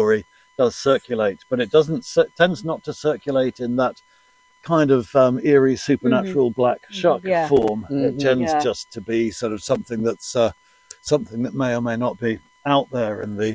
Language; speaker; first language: English; native; English